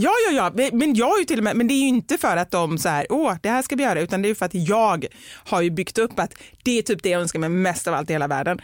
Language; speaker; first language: Swedish; native; Swedish